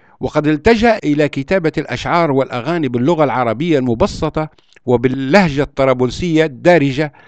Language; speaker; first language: Arabic; native; Arabic